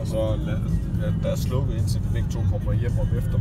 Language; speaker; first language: Danish; native; Danish